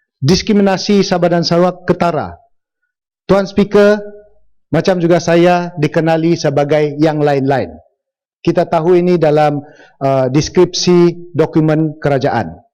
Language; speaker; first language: Malay; non-native, local second language; Central Dusun